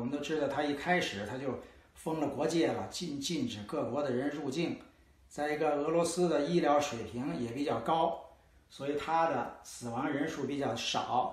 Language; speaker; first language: Chinese; native; Chinese